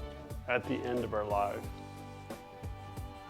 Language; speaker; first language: English; native; English